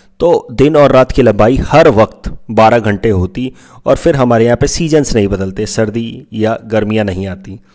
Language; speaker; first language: Hindi; non-native, local second language; Assamese